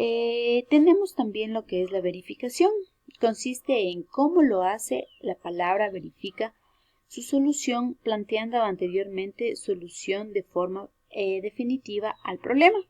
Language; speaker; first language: Spanish; native; Spanish